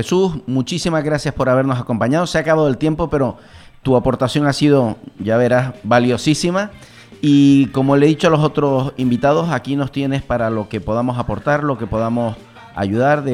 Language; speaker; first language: Spanish; native; Spanish